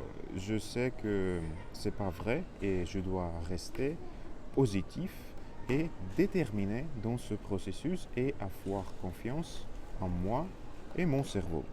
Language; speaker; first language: French; non-native, learner; Russian